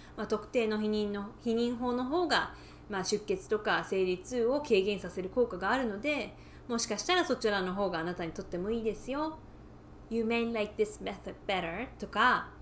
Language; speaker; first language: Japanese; native; Japanese